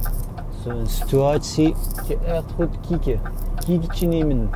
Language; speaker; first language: Dutch; non-native, fluent; Turkish